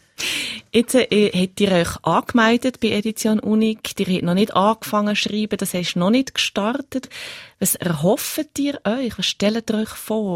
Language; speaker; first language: German; native; German